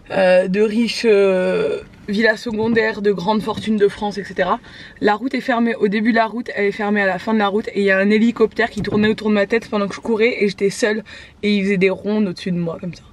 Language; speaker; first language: French; native; French